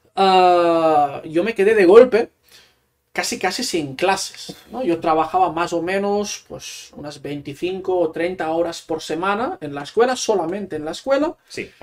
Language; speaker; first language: Spanish; non-native, local second language; Catalan